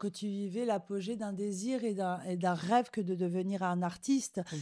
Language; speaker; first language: French; native; French